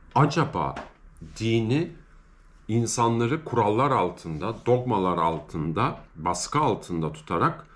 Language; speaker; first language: Turkish; native; Turkish